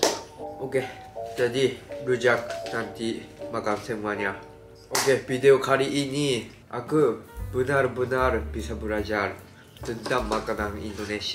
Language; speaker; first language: Indonesian; non-native, learner; Japanese